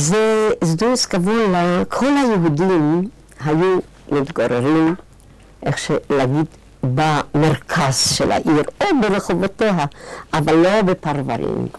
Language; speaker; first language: Hebrew; non-native, fluent; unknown